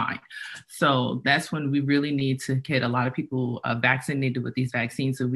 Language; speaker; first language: English; native; English